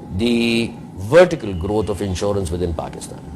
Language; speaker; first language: English; non-native, local second language; Urdu